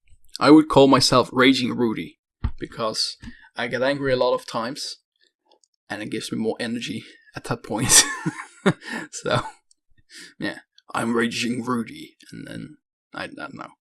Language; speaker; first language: English; non-native, fluent; Dutch